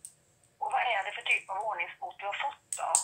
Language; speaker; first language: Swedish; native; Swedish